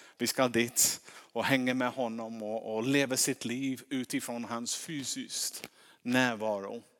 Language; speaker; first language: Swedish; non-native, fluent; English